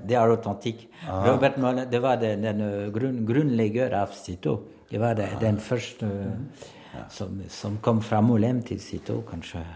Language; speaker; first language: Norwegian; non-native, learner; French